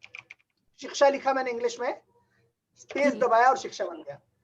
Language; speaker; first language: Hindi; native; Hindi